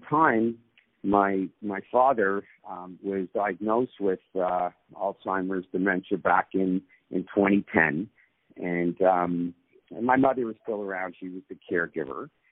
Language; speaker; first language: English; native; English